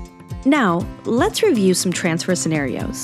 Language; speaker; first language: English; native; English